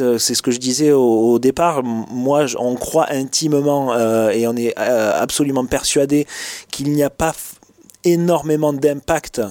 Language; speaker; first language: French; native; French